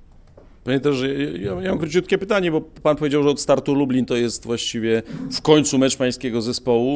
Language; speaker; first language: Polish; native; Polish